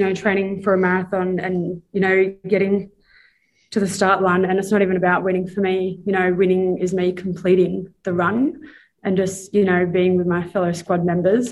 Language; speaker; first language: English; native; English